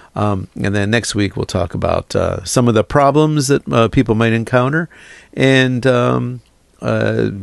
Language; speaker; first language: English; native; English